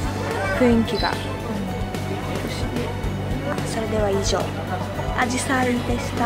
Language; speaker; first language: Japanese; non-native, fluent; Russian